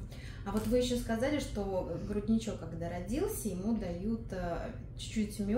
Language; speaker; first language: Russian; native; Russian